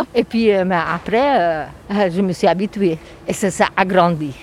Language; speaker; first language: French; non-native, fluent; Hungarian